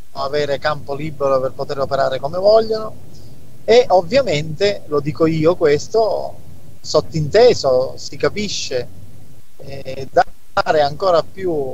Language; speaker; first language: Italian; native; Italian